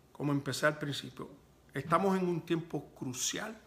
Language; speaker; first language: Spanish; early bilingual, heritage; Spanish